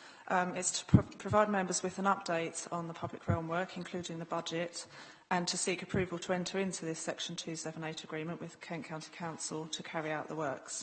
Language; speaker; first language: English; native; English